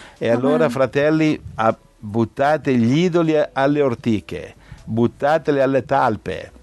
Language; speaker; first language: Italian; native; Italian